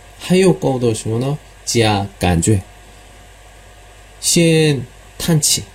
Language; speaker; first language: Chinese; non-native, learner; Korean